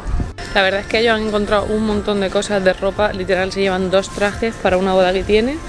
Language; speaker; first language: Spanish; native; Spanish